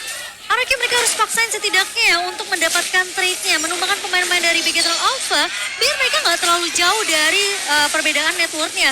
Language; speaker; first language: Indonesian; native; Indonesian